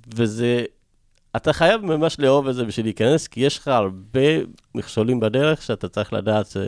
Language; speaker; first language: Hebrew; native; Hebrew